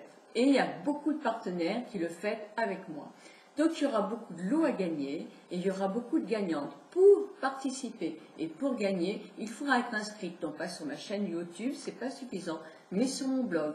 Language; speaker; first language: French; native; French